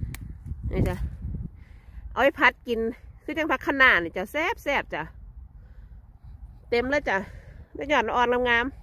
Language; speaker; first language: Thai; non-native, local second language; Lao